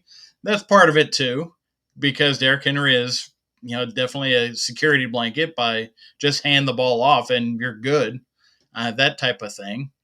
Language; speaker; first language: English; native; English